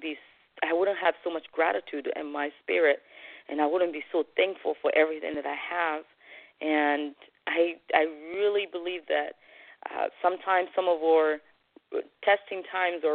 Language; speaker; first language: English; non-native, fluent; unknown